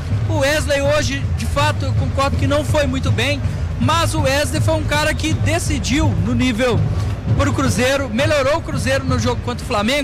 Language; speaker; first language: Portuguese; native; Portuguese